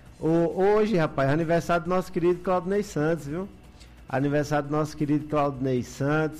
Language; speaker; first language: Portuguese; native; Portuguese